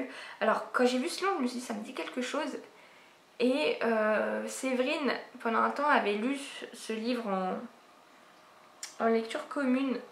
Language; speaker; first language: French; native; French